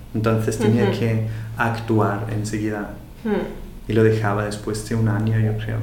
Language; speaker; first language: Spanish; non-native, fluent; German